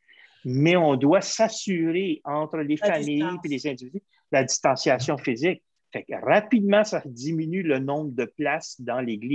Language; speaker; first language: French; native; French